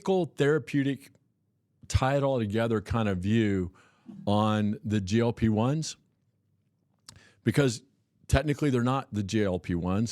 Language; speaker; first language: English; native; English